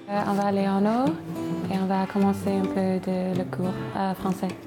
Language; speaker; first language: French; non-native, learner; English